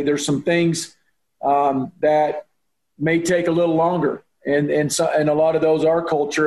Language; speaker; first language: English; native; English